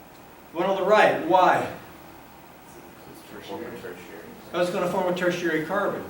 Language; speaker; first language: English; native; English